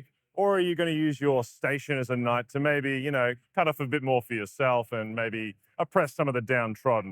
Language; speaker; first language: English; native; English